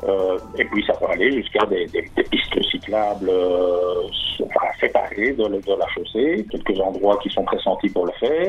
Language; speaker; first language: French; native; French